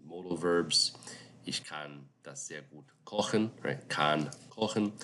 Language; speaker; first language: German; non-native, fluent; English